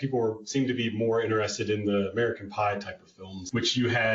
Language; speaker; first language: English; native; English